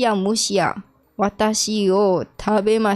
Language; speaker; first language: Japanese; non-native, learner; English